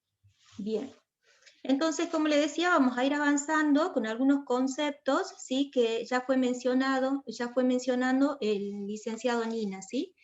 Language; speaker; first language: Spanish; native; Spanish